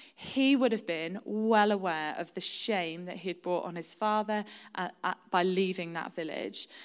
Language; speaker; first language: English; native; English